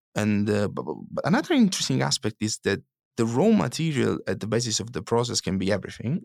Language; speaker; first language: English; non-native, fluent; Italian